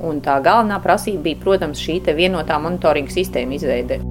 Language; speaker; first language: Latvian; native; Latvian